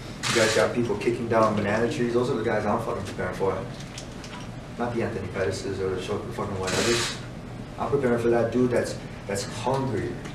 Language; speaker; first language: English; early bilingual, other home language; Spanish